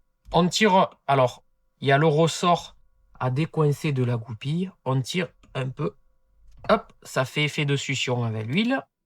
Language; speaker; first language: French; native; French